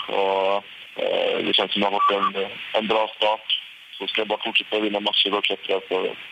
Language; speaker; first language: Swedish; native; Swedish